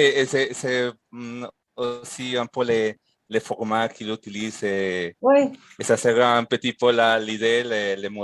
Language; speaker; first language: French; non-native, fluent; Spanish